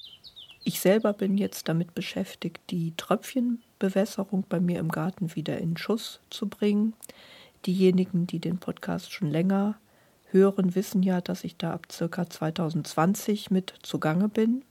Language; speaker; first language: German; native; German